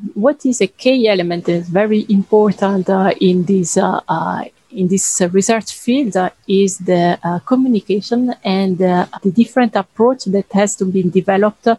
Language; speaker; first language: English; non-native, fluent; Italian